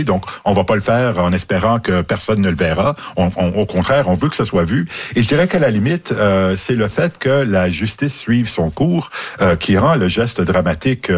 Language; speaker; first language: French; native; French